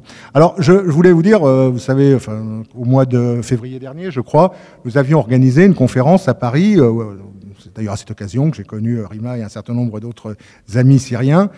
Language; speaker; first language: French; native; French